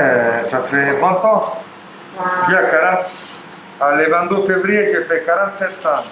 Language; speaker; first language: French; non-native, learner; Italian